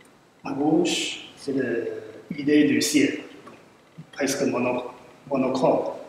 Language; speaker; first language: French; non-native, fluent; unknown